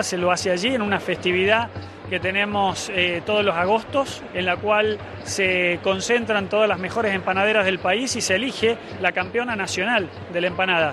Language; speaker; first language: Spanish; native; Spanish